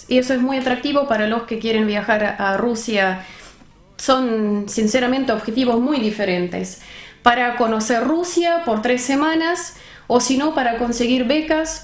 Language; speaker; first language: Spanish; non-native, fluent; Russian